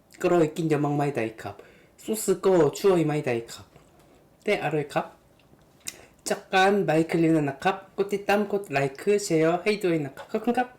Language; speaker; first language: Thai; non-native, learner; Korean